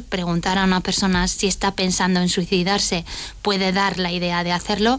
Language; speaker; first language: Spanish; native; Spanish